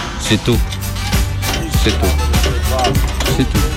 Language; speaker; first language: French; non-native, learner; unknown